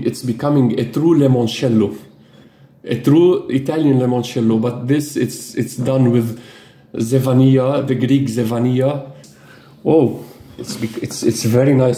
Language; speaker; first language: English; non-native, fluent; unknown